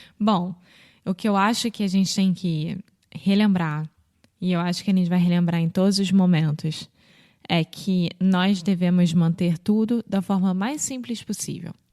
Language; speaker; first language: Portuguese; native; Portuguese